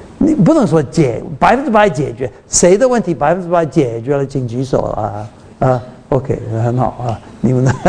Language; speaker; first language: Chinese; early bilingual, heritage; Chinese